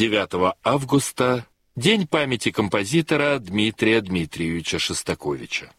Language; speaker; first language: Russian; native; Russian